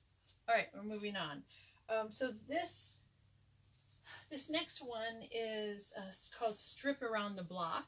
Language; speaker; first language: English; native; English